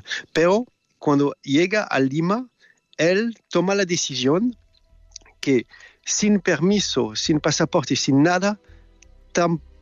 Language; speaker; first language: Spanish; non-native, fluent; French